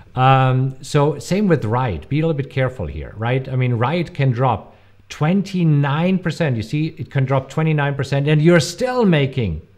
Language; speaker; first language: English; non-native, fluent; German